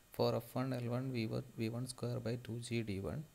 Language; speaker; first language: English; non-native, local second language; Malayalam